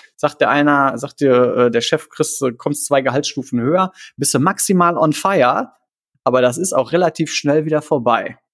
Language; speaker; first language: German; native; German